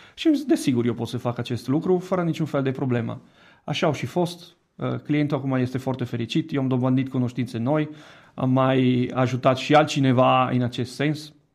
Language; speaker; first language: Romanian; non-native, fluent; Italian